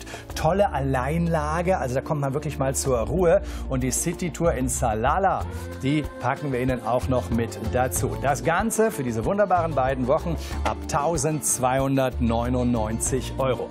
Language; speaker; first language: German; native; German